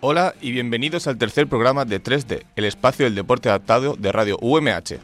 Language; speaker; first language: Spanish; native; Spanish